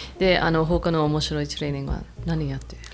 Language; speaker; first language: Japanese; non-native, fluent; English